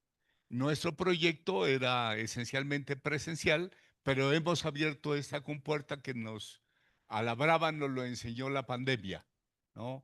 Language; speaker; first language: Spanish; native; Spanish